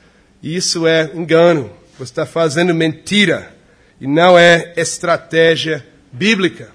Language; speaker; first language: Portuguese; non-native, fluent; English